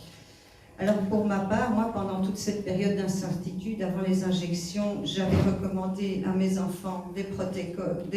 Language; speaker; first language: French; native; French